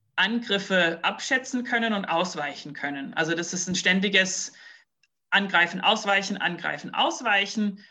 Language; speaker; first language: German; early bilingual, other home language; English